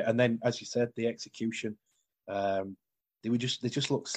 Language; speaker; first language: English; native; English